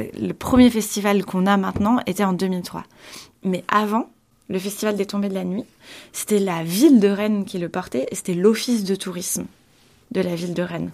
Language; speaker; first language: French; native; French